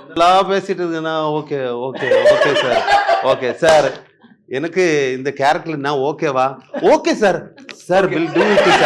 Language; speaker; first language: Tamil; non-native, learner; Malayalam